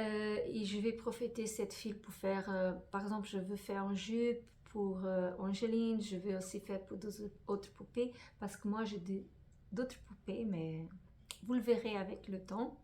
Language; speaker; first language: French; non-native, fluent; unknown